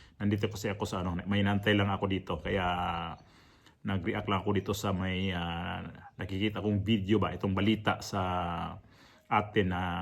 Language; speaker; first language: Filipino; non-native, local second language; Cebuano